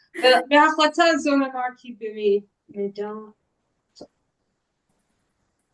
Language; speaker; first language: Hebrew; non-native, learner; English